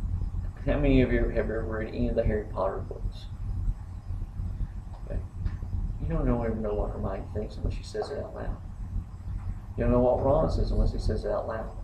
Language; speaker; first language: English; native; English